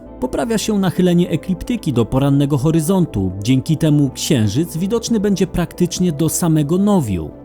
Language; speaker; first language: Polish; native; Polish